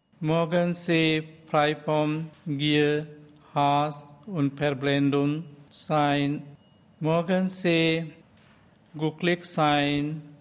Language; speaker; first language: German; non-native, learner; Sinhala